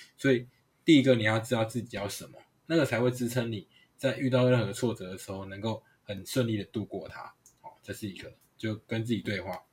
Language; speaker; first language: Chinese; non-native, local second language; Hakka Chinese